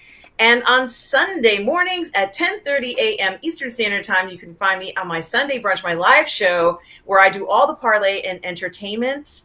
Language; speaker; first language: English; native; English